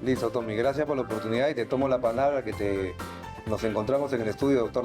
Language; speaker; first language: Spanish; native; Spanish